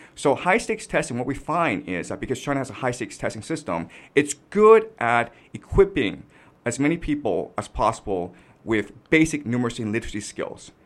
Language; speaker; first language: English; native; English